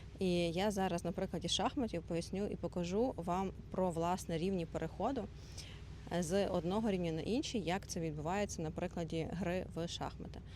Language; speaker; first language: Ukrainian; non-native, local second language; Russian